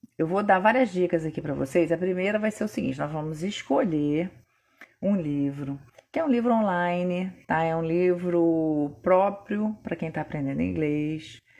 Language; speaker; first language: Portuguese; native; Portuguese